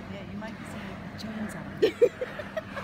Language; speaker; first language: English; native; English